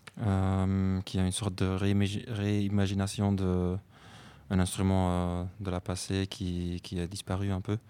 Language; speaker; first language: French; non-native, fluent; Dutch